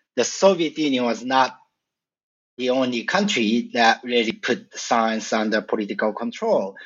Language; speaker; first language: English; non-native, fluent; Japanese